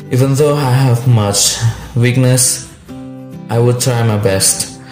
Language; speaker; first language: English; non-native, learner; Indonesian